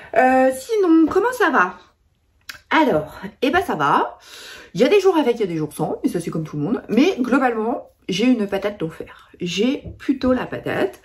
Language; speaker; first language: French; native; French